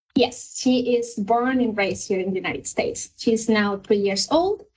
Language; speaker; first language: English; non-native, fluent; Spanish